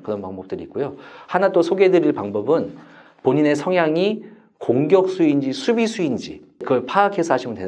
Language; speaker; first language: Korean; native; Korean